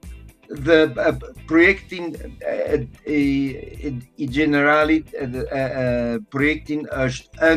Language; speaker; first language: Albanian; non-native, learner; German